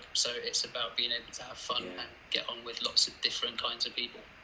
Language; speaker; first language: English; native; English